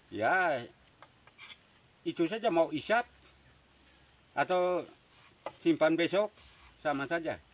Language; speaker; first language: Indonesian; non-native, local second language; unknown